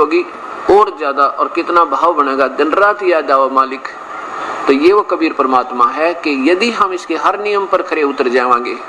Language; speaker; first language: Hindi; non-native, local second language; Haryanvi